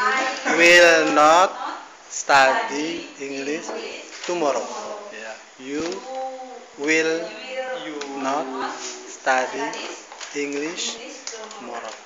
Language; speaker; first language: English; non-native, fluent; Indonesian